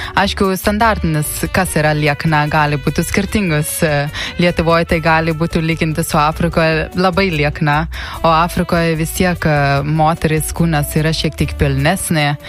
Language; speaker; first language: Lithuanian; non-native, learner; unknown